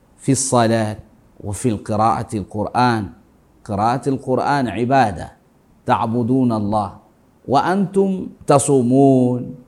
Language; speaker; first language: Arabic; non-native, fluent; Swahili